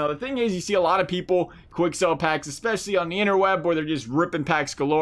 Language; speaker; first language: English; native; English